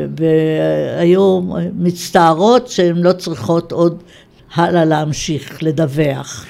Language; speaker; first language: Hebrew; native; Hebrew